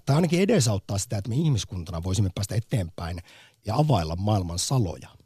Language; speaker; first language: Finnish; native; Finnish